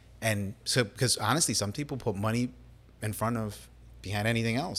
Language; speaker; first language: English; early bilingual, other home language; Spanish